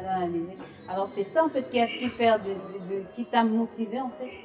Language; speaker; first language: French; native; French